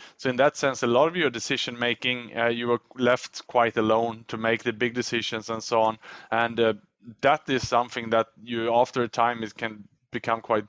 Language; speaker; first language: English; non-native, fluent; Swedish